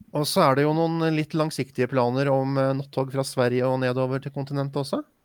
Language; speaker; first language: Norwegian; native; Norwegian